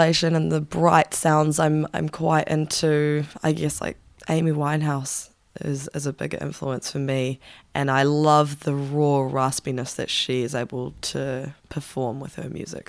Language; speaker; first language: English; native; English